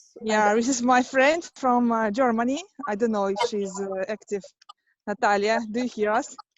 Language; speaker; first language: English; non-native, learner; Russian